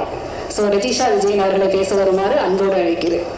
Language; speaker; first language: Tamil; native; Tamil